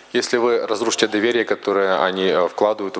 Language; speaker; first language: Russian; native; Russian